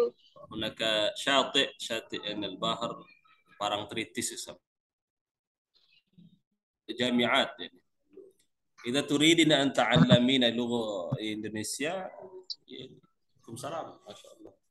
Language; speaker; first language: Arabic; non-native, learner; Indonesian